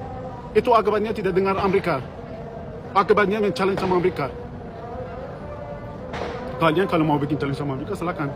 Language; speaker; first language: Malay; non-native, fluent; Persian